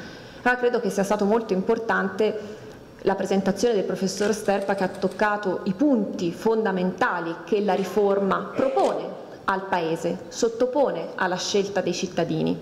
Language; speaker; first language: Italian; native; Italian